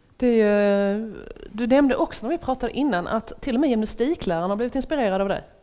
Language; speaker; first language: Swedish; native; Swedish